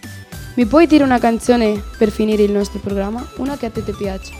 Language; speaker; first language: Italian; non-native, learner; Spanish